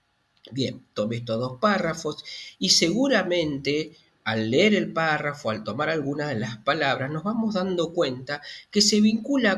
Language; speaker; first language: Spanish; native; Spanish